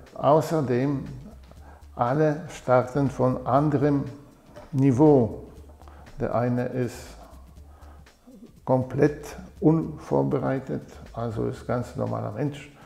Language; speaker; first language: German; non-native, fluent; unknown